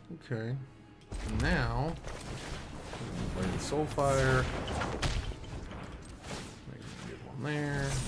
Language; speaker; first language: English; native; English